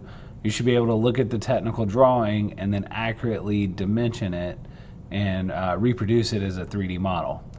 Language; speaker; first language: English; native; English